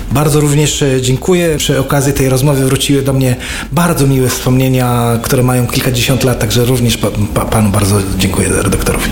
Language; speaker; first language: Polish; non-native, fluent; Arabic